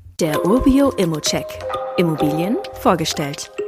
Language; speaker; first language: German; native; German